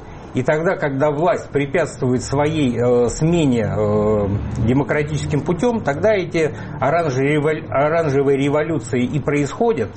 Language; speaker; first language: Russian; native; Russian